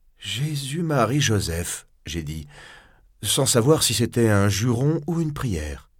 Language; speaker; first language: French; native; French